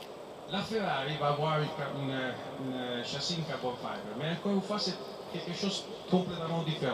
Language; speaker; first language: French; non-native, fluent; Italian